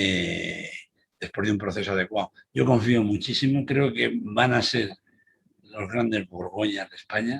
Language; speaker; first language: Spanish; native; Spanish